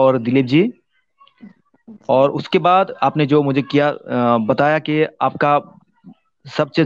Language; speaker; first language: Hindi; non-native, local second language; Kok Borok